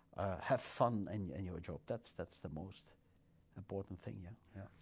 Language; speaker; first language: English; non-native, fluent; Dutch